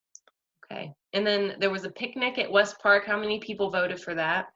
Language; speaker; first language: English; native; English